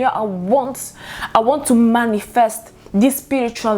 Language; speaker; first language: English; non-native, fluent; French